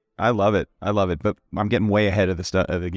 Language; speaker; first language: English; native; English